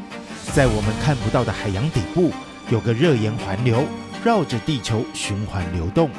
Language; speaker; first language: Chinese; native; Chinese